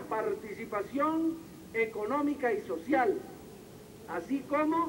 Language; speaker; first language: Spanish; native; Spanish